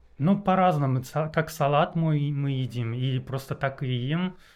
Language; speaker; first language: Russian; non-native, learner; Japanese